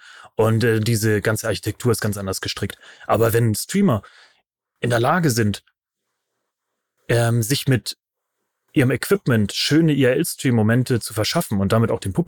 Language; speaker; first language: German; native; German